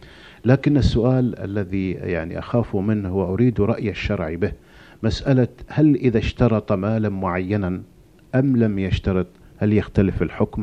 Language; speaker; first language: Arabic; native; Arabic